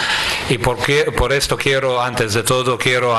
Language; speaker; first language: Spanish; non-native, fluent; Croatian